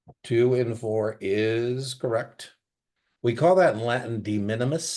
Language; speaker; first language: English; native; English